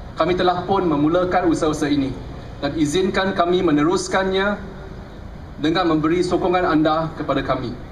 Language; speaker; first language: Malay; native; Malay